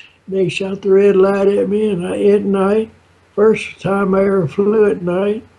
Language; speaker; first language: English; native; English